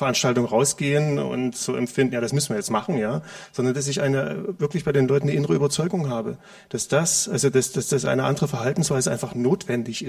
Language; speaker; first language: German; native; German